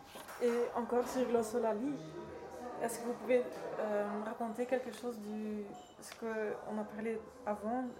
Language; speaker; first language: French; non-native, learner; Dutch